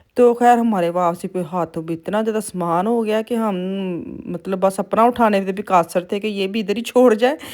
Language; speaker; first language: Urdu; non-native, local second language; Punjabi